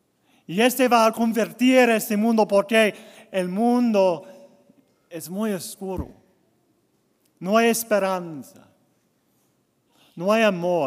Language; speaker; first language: Spanish; non-native, learner; English